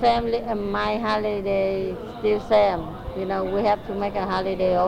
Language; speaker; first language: English; non-native, learner; Vietnamese